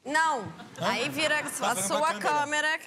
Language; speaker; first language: Portuguese; native; Portuguese